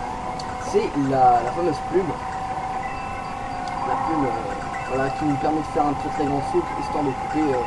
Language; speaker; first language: French; native; French